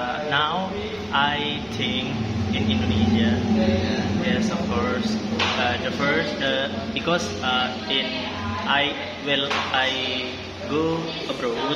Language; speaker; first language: English; non-native, learner; Indonesian